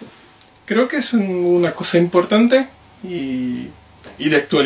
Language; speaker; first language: Spanish; non-native, fluent; French